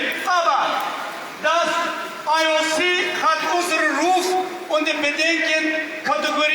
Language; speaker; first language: German; non-native, learner; Uyghur